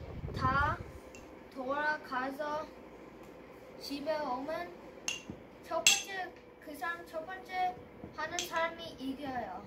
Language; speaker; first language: Korean; early bilingual, heritage; Korean